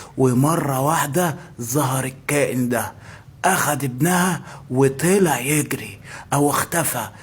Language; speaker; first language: Arabic; native; Arabic